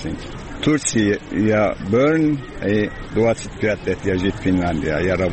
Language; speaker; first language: Russian; non-native, learner; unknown